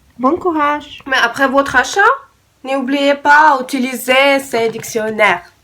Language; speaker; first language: French; non-native, learner; Russian